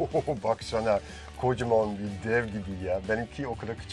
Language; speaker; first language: Turkish; non-native, fluent; Dutch